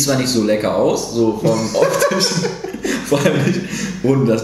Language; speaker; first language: German; native; German